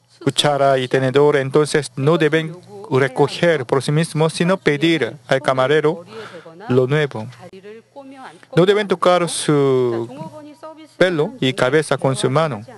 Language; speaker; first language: Spanish; non-native, learner; Korean